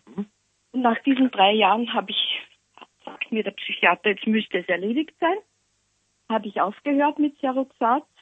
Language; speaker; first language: German; native; German